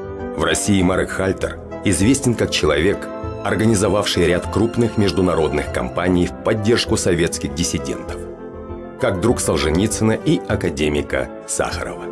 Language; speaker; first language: Russian; native; Russian